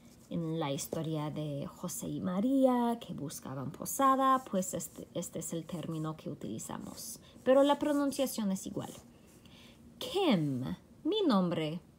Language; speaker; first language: Spanish; non-native, fluent; English